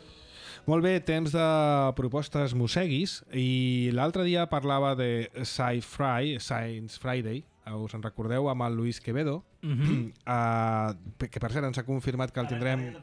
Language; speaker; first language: Catalan; native; Catalan